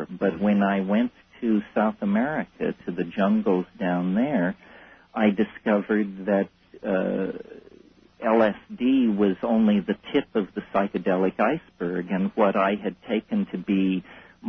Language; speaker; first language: English; native; English